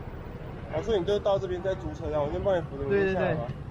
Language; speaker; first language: Chinese; native; Chinese